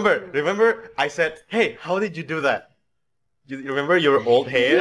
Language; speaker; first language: English; non-native, fluent; Indonesian